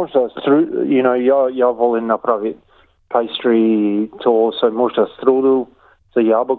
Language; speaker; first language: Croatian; early bilingual, heritage; English